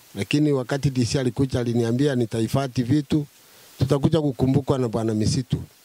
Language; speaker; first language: Swahili; non-native, local second language; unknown